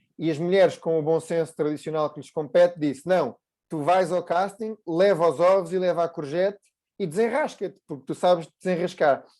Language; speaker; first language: Portuguese; native; Portuguese